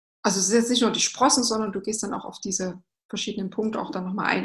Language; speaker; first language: German; native; German